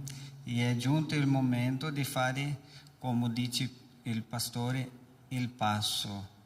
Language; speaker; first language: Italian; non-native, learner; Portuguese